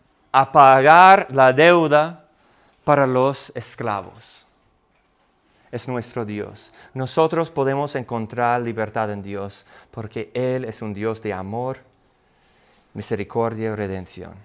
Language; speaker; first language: Spanish; non-native, fluent; English